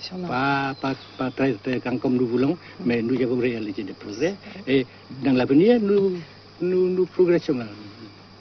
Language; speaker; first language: French; non-native, local second language; Vietnamese